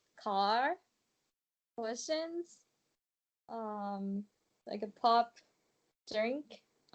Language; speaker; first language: English; non-native, learner; Japanese